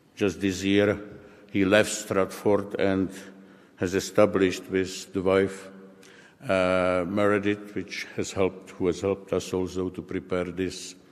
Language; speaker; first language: English; non-native, fluent; Czech